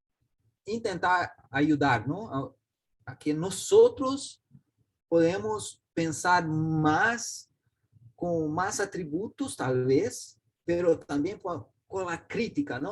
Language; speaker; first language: Spanish; non-native, learner; Portuguese